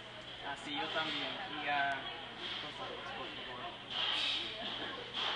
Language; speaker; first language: Spanish; non-native, learner; English